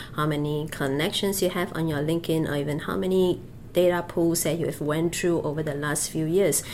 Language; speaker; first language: English; native; English